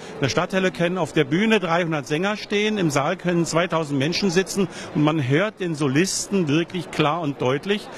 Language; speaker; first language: German; native; German